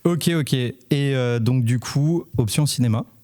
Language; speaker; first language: French; native; French